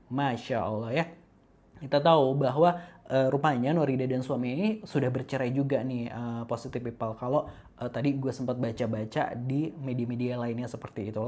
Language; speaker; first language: Indonesian; native; Indonesian